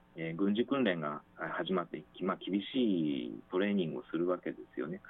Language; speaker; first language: Japanese; native; Japanese